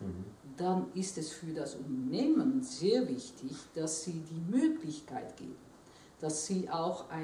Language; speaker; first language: German; non-native, fluent; Dutch